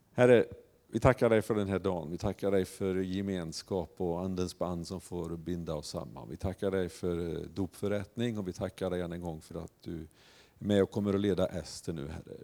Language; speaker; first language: Swedish; native; Swedish